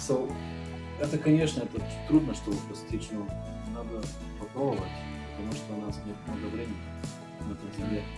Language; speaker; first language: Russian; non-native, learner; Bulgarian